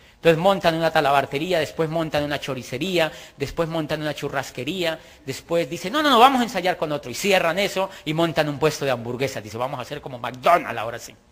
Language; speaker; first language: Spanish; native; Spanish